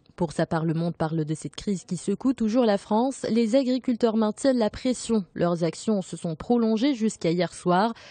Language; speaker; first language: French; non-native, local second language; Arabic